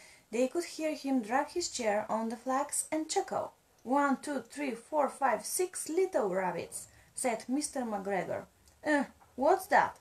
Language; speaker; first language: English; non-native, fluent; Bulgarian